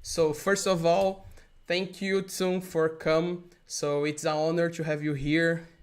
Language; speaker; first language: English; non-native, learner; Portuguese